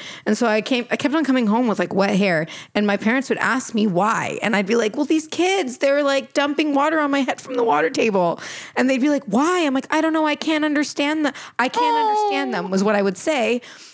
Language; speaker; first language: English; non-native, fluent; Portuguese